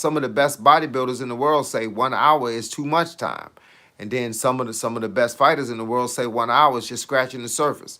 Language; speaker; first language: English; native; English